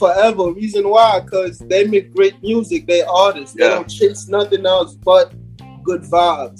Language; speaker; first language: English; early bilingual, other home language; French